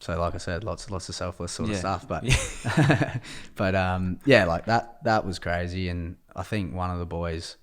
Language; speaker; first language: English; native; English